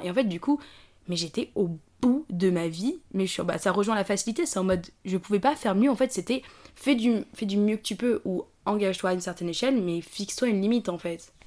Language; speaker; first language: French; native; French